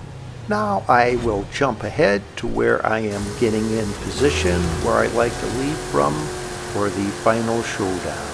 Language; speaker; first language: English; native; English